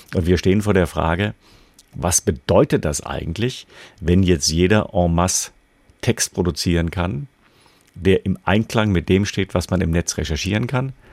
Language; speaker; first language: German; native; German